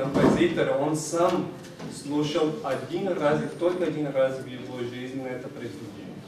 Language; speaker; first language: Russian; non-native, fluent; Portuguese